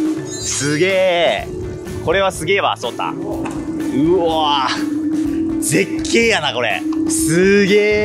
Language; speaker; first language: Japanese; native; Japanese